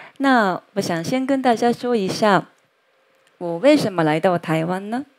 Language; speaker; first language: Chinese; non-native, fluent; Japanese